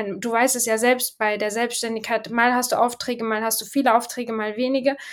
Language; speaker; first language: German; early bilingual, other home language; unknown